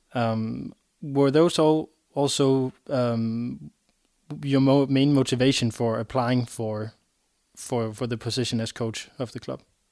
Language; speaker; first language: English; non-native, fluent; Danish